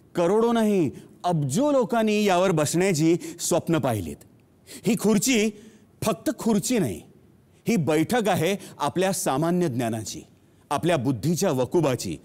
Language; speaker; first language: Marathi; native; Marathi